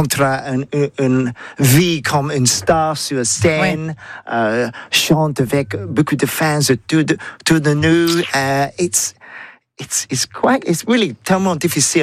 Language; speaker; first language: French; non-native, learner; English